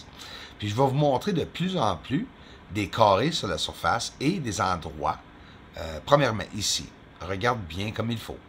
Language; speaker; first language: French; native; French